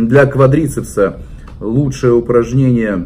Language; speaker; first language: Russian; native; Russian